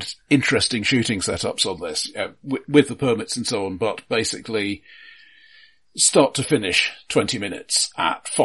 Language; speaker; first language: English; native; English